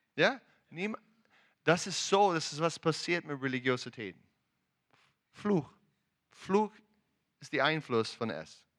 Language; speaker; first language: German; non-native, learner; English